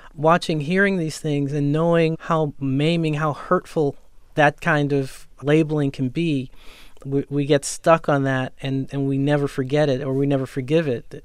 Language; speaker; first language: English; native; English